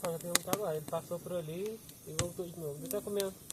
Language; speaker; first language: Portuguese; native; Portuguese